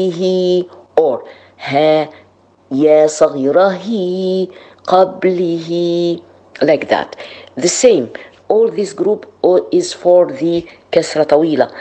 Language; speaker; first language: English; non-native, fluent; Arabic